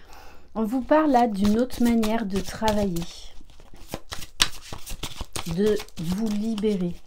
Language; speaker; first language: French; native; French